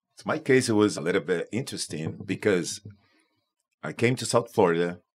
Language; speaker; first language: English; non-native, learner; Portuguese